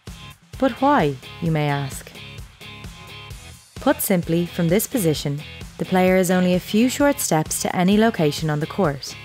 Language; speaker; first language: English; native; English